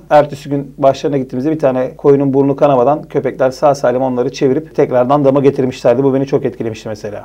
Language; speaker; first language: Turkish; early bilingual, heritage; Turkish